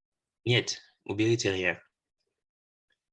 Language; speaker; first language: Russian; non-native, fluent; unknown